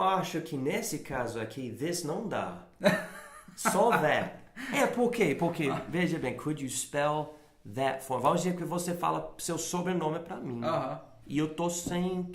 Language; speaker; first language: Portuguese; non-native, fluent; English